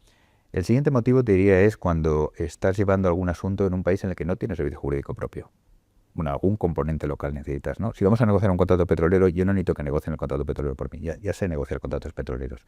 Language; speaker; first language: Spanish; native; Spanish